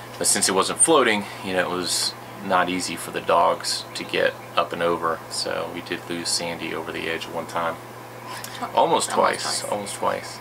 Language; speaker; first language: English; native; English